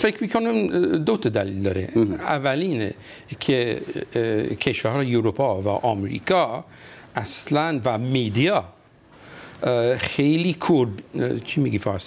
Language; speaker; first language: Persian; non-native, fluent; English